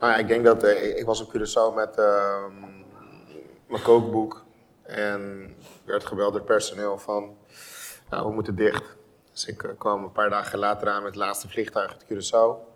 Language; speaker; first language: Dutch; non-native, local second language; Papiamento